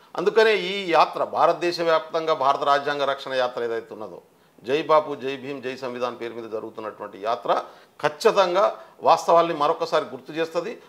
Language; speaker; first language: Telugu; non-native, local second language; Lambadi